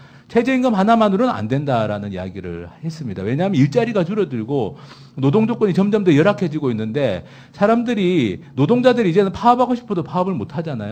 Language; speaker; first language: Korean; native; Korean